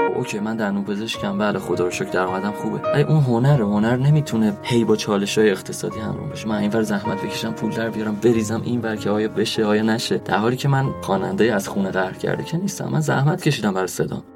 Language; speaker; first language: Persian; native; Persian